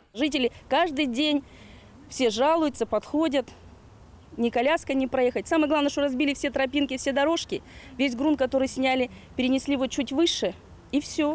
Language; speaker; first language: Russian; native; Russian